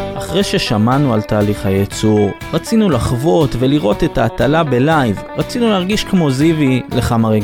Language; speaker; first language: Hebrew; native; Hebrew